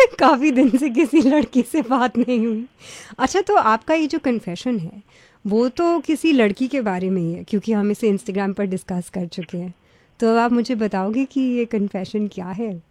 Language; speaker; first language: Hindi; early bilingual, heritage; Hindi